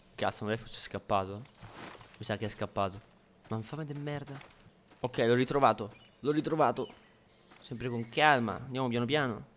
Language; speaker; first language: Italian; native; Italian